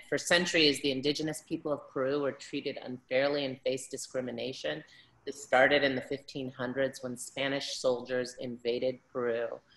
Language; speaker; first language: English; early bilingual, other home language; Spanish